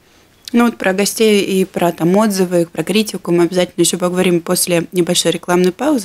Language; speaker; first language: Russian; native; Russian